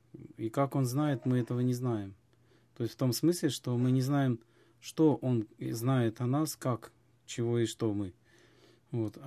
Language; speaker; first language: Russian; native; Russian